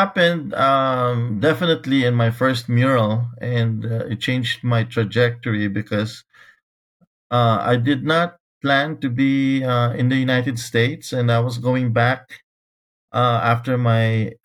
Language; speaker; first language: English; non-native, local second language; Filipino